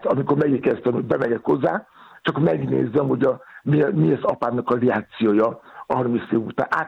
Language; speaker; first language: Hungarian; non-native, fluent; Yoruba